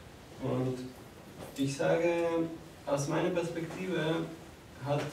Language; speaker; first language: German; non-native, fluent; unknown